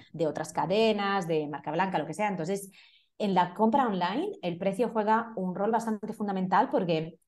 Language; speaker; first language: Spanish; non-native, fluent; Italian